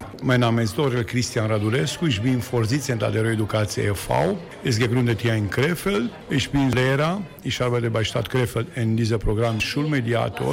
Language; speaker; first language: German; non-native, learner; Romanian